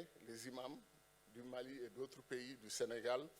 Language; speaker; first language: French; non-native, local second language; Wolof